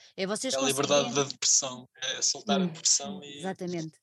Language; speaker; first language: Portuguese; native; Portuguese